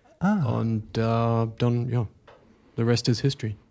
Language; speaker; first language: German; non-native, learner; English